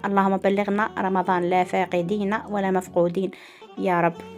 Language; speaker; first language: Arabic; native; Arabic